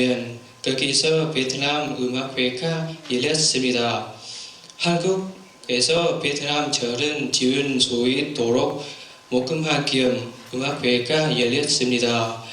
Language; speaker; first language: Korean; non-native, learner; Vietnamese